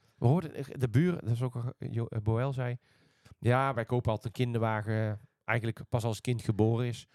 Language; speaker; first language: Dutch; native; Dutch